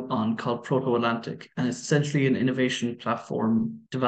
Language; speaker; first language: English; native; English